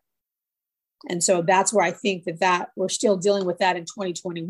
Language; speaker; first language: English; native; English